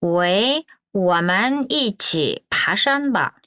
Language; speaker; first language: Chinese; non-native, fluent; Korean